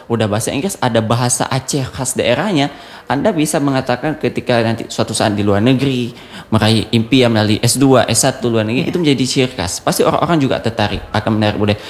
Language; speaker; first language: Indonesian; non-native, local second language; Achinese